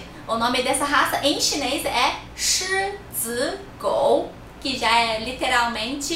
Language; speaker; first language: Portuguese; non-native, fluent; Chinese